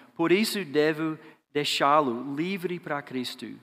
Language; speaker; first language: Portuguese; non-native, fluent; English